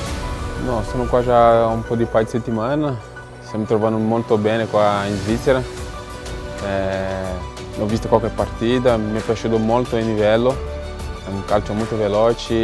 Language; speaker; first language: Italian; non-native, fluent; Portuguese